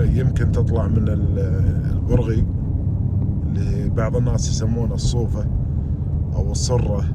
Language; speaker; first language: Arabic; native; Arabic